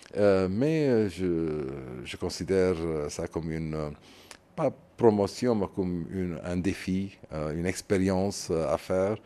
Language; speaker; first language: French; non-native, fluent; Arabic